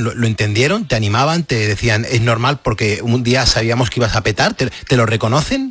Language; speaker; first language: Spanish; native; Spanish